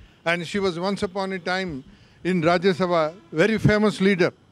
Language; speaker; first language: English; non-native, local second language; Telugu